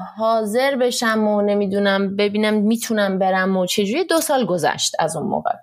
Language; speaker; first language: Persian; early bilingual, heritage; Persian